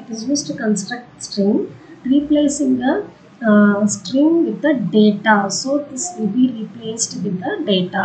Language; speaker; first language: English; non-native, local second language; Tamil